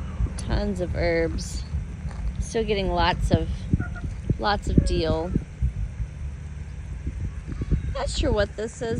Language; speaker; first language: English; native; English